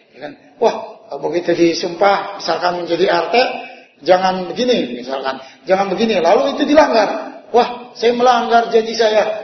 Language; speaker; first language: Indonesian; native; Indonesian